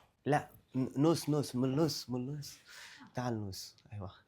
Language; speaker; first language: Arabic; non-native, learner; Telugu